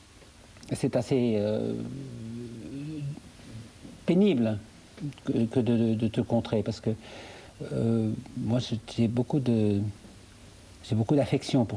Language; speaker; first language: French; native; French